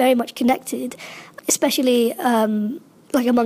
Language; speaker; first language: English; native; English